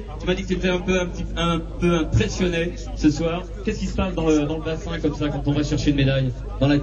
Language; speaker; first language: French; native; French